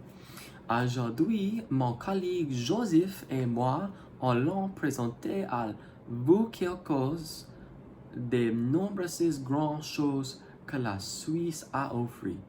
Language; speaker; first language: French; non-native, learner; English